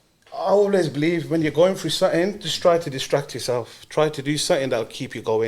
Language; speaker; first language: English; native; English